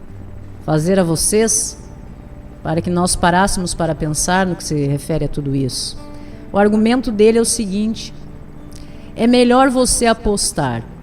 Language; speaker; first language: Portuguese; native; Portuguese